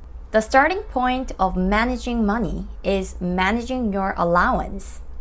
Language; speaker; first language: English; non-native, fluent; Korean